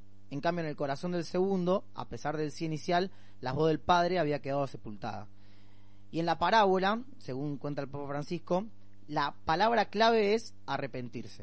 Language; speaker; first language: Spanish; native; Spanish